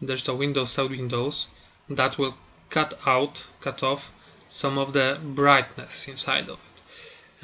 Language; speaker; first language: English; non-native, fluent; Polish